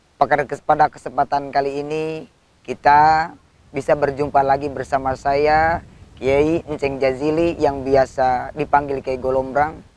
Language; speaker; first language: Indonesian; non-native, local second language; Sundanese